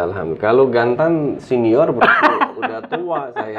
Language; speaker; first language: Indonesian; non-native, fluent; Arabic